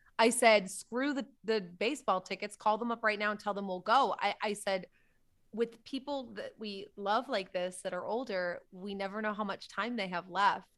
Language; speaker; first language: English; native; English